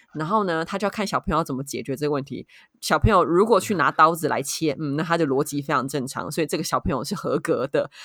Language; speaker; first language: Chinese; native; Chinese